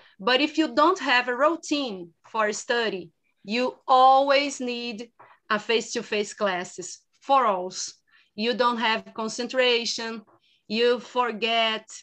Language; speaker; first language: English; non-native, learner; Portuguese